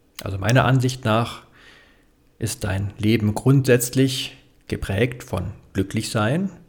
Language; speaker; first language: German; native; German